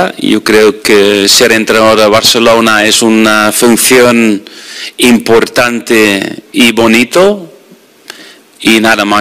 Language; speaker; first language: Spanish; non-native, fluent; Dutch